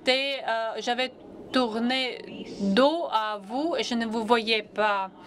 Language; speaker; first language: French; non-native, fluent; Latvian